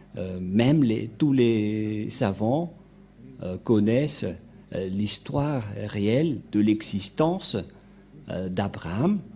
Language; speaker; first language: French; non-native, local second language; Malagasy